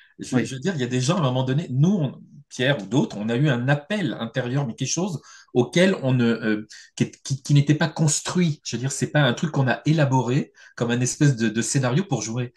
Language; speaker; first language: French; native; French